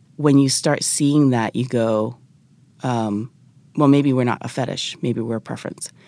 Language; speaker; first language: English; early bilingual, other home language; Japanese